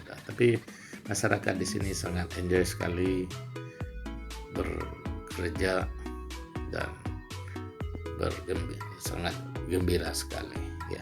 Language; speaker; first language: Indonesian; non-native, local second language; Minangkabau